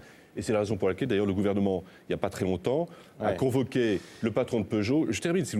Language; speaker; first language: French; native; French